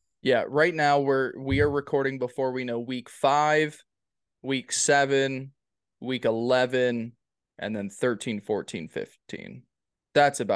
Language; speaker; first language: English; native; English